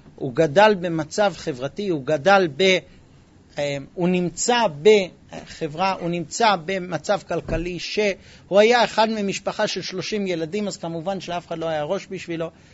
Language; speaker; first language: Hebrew; non-native, fluent; English